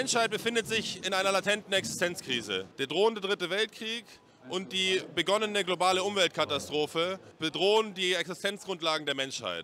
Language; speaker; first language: German; native; German